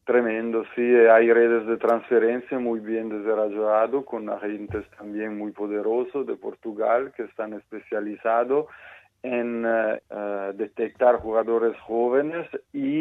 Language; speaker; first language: Spanish; non-native, fluent; Italian